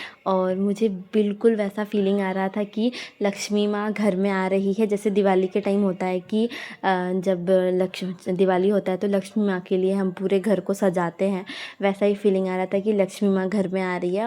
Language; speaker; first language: Hindi; native; Hindi